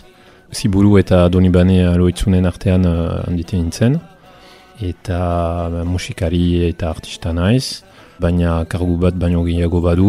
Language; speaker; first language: Basque; non-native, fluent; Italian